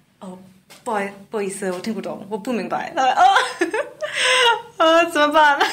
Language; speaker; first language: Chinese; non-native, learner; English